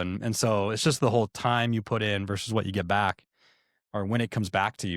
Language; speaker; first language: English; native; English